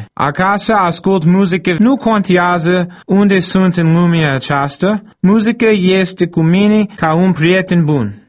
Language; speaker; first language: Romanian; non-native, fluent; English